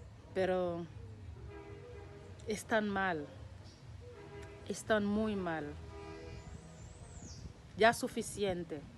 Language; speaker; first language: Spanish; non-native, local second language; Haitian Creole